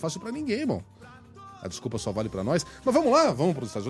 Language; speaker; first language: Portuguese; native; Portuguese